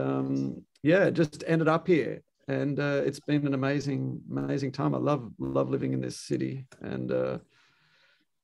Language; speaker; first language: English; native; English